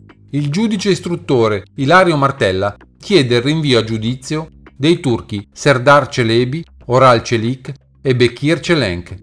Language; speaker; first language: Italian; native; Italian